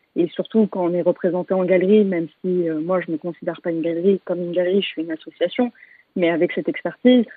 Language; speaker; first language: French; native; French